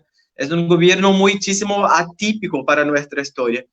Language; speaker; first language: Spanish; non-native, learner; Portuguese